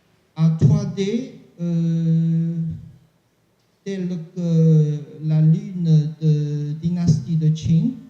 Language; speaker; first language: French; non-native, learner; Chinese